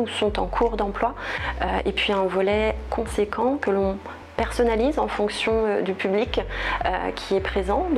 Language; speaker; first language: French; native; French